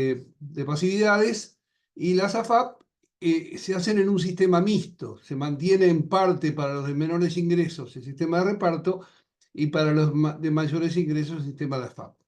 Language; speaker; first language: Spanish; native; Spanish